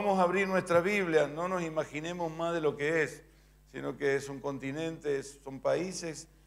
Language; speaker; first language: Spanish; native; Spanish